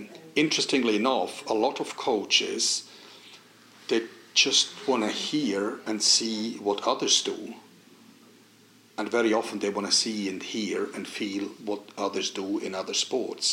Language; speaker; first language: English; non-native, fluent; Swiss German